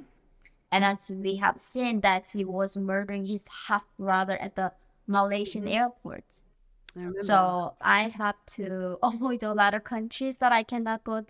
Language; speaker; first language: English; non-native, fluent; Korean